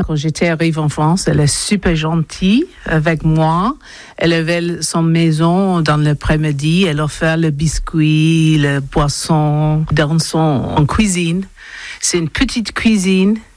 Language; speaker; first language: French; non-native, learner; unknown